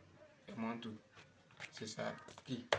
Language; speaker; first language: French; non-native, learner; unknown